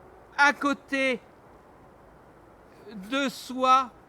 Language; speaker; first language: French; non-native, learner; Armenian